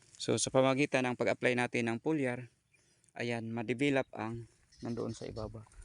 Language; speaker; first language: Filipino; non-native, local second language; Cebuano